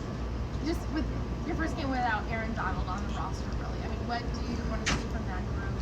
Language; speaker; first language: English; native; English